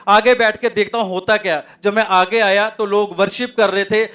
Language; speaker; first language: Hindi; native; Hindi